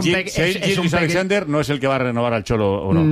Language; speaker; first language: Spanish; native; Spanish